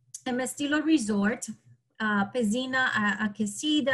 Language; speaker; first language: Portuguese; non-native, learner; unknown